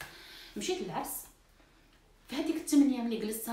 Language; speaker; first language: Arabic; native; Arabic